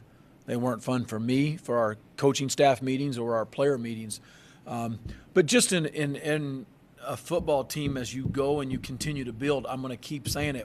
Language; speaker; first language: English; native; English